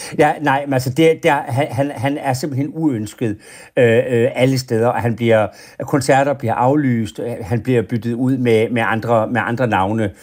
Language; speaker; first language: Danish; native; Danish